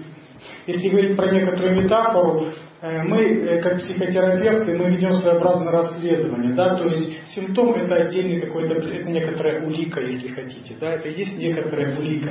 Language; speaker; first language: Russian; native; Russian